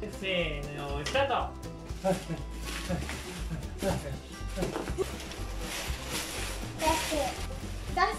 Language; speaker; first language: Japanese; native; Japanese